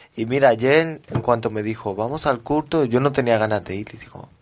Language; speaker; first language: Spanish; early bilingual, heritage; French